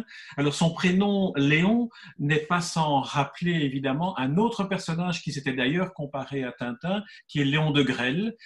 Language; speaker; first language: French; native; French